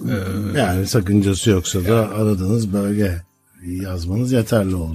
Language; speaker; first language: Turkish; native; Turkish